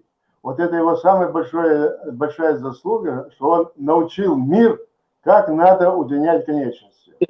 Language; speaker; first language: Russian; native; Russian